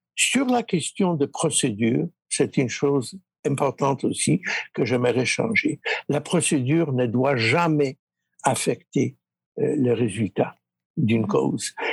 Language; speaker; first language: French; early bilingual, other home language; Polish